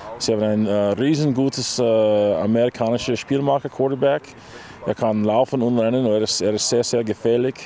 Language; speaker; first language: German; non-native, learner; English